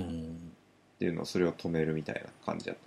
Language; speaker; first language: Japanese; native; Japanese